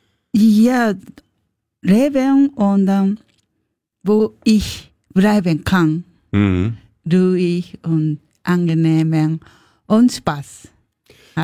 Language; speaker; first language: German; non-native, learner; Japanese